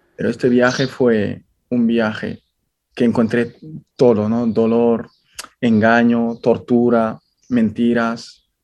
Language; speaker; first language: Spanish; non-native, fluent; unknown